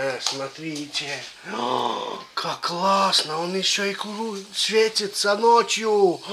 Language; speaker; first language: Russian; early bilingual, heritage; Russian